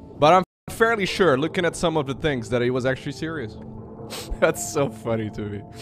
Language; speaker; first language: English; native; English